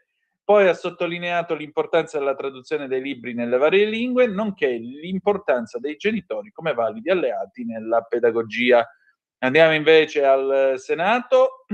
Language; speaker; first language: Italian; native; Italian